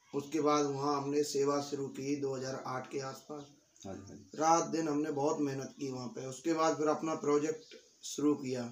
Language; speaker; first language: Hindi; native; Hindi